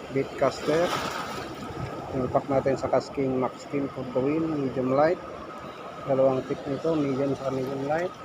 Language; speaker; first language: Filipino; non-native, local second language; Iloko